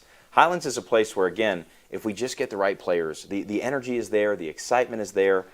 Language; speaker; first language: English; native; English